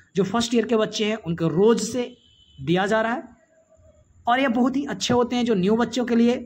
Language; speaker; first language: Hindi; native; Hindi